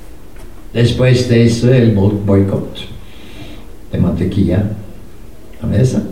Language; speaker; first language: Spanish; non-native, fluent; Norwegian